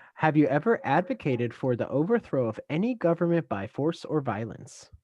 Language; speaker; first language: English; native; English